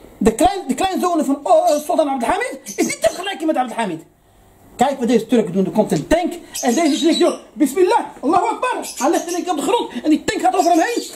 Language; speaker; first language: Dutch; early bilingual, other home language; Arabic